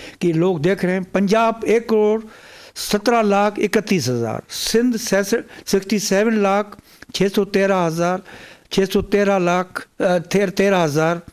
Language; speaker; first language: Urdu; non-native, local second language; Sindhi